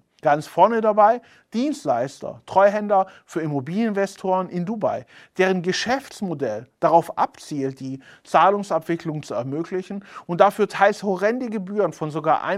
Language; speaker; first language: German; native; German